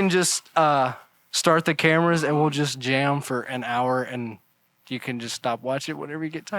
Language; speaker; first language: English; native; English